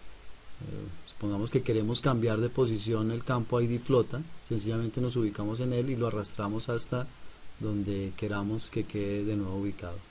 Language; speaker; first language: Spanish; native; Spanish